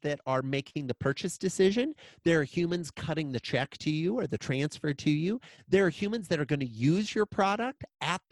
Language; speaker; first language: English; native; English